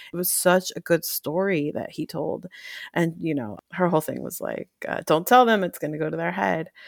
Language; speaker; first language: English; early bilingual, other home language; Spanish